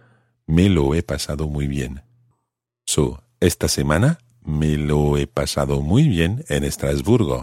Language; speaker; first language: Spanish; non-native, fluent; English